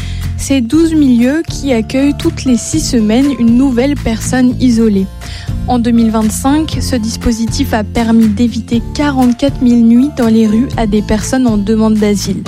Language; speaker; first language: French; native; French